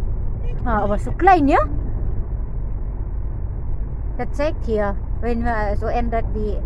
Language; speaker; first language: German; non-native, learner; Filipino